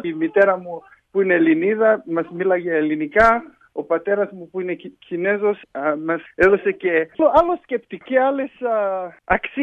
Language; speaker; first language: Greek; early bilingual, heritage; English